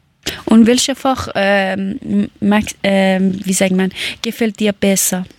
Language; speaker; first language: German; non-native, learner; Persian